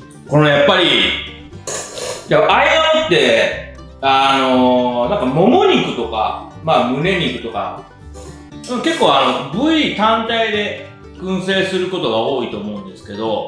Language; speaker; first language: Japanese; native; Japanese